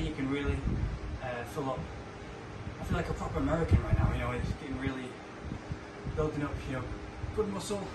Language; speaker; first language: English; native; English